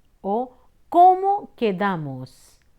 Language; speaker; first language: Spanish; non-native, fluent; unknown